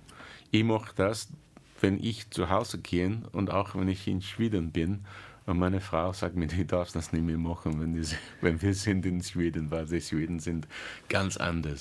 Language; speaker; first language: German; non-native, learner; English